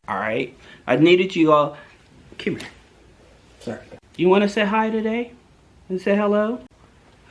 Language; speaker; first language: English; native; English